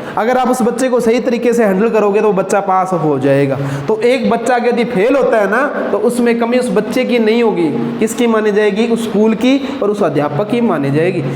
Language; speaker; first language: Hindi; non-native, local second language; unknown